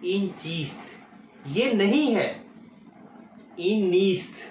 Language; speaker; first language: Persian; non-native, fluent; Urdu